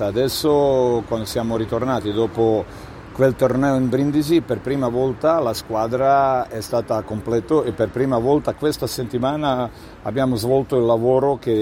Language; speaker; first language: Italian; non-native, fluent; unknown